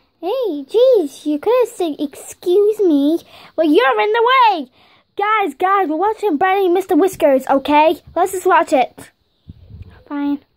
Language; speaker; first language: English; native; English